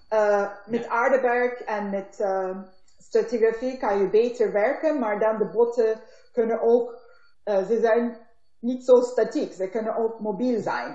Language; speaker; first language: Dutch; non-native, learner; Turkish